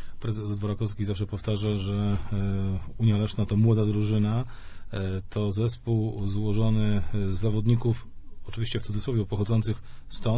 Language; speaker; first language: Polish; native; Polish